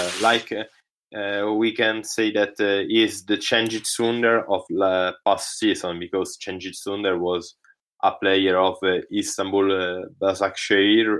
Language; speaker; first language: English; non-native, learner; Italian